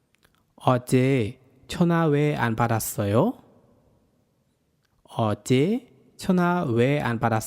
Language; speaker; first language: Korean; non-native, fluent; Khmer